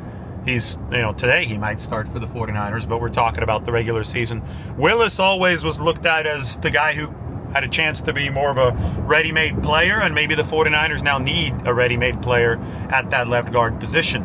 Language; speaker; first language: English; native; English